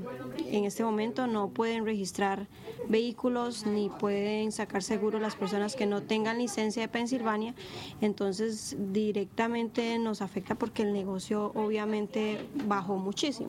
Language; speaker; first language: Spanish; native; Spanish